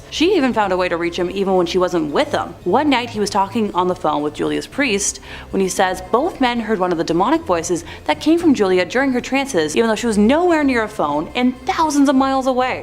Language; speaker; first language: English; native; English